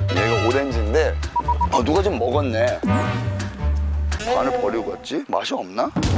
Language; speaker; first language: Korean; early bilingual, heritage; Korean